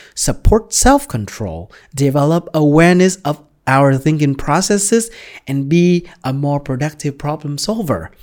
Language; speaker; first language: English; non-native, fluent; Vietnamese